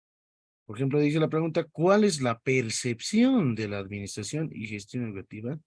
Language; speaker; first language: Spanish; native; Spanish